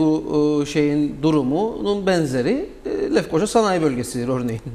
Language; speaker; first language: Turkish; native; Turkish